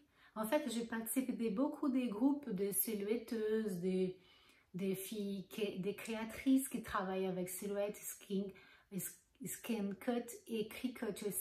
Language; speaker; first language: French; non-native, fluent; Portuguese